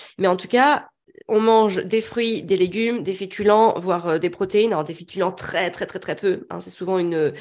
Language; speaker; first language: French; native; French